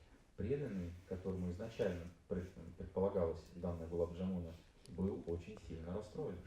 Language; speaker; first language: Russian; native; Russian